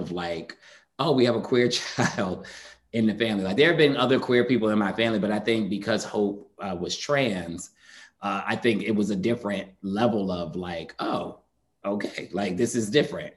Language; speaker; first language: English; native; English